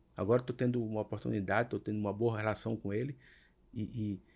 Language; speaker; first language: Portuguese; native; Portuguese